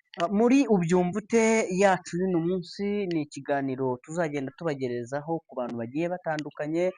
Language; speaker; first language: Kinyarwanda; native; Kinyarwanda